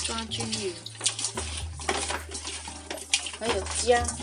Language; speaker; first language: Chinese; non-native, local second language; Min Nan Chinese